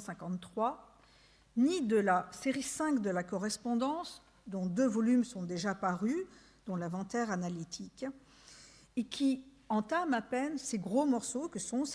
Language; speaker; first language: French; native; French